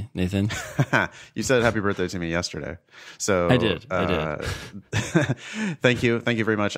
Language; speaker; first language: English; native; English